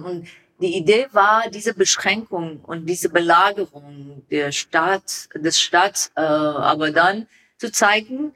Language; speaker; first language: German; non-native, learner; Persian